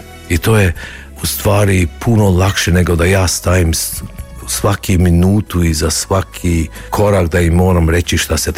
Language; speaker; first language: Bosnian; early bilingual, heritage; Croatian